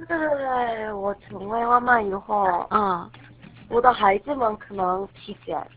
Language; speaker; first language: Chinese; non-native, learner; Korean